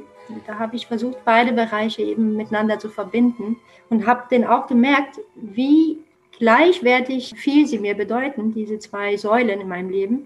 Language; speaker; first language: German; non-native, fluent; Romanian